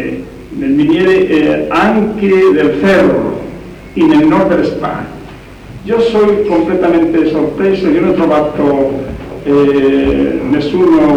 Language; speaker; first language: Italian; non-native, learner; Spanish